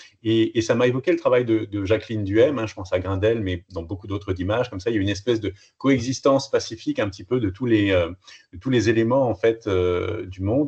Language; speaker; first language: French; native; French